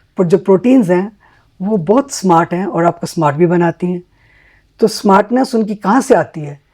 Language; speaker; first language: Hindi; native; Hindi